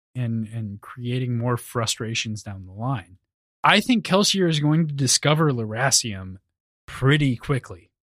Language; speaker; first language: English; native; English